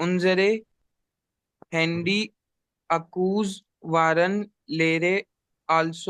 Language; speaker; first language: German; non-native, learner; Hindi